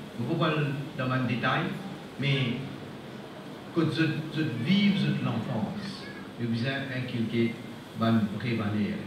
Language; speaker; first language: French; non-native, local second language; Morisyen